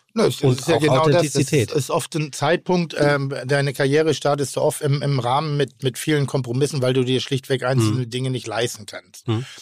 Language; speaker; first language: German; native; German